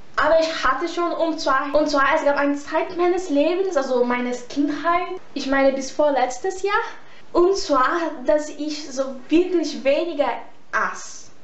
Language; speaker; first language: German; early bilingual, heritage; Portuguese